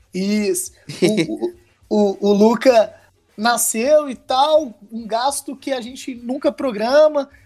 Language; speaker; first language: Portuguese; native; Portuguese